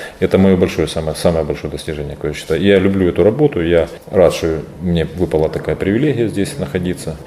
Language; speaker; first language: Russian; native; Russian